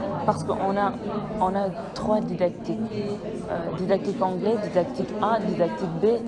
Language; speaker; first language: French; non-native, learner; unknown